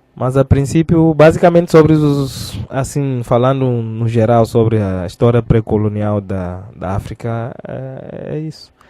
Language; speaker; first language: Portuguese; non-native, local second language; Fula